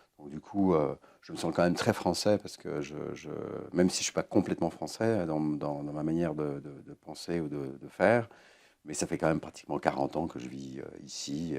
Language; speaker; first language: French; native; French